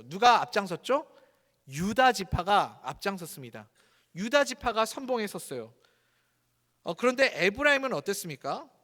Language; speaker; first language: Korean; native; Korean